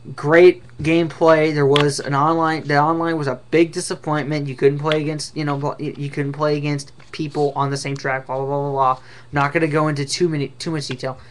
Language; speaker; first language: English; native; English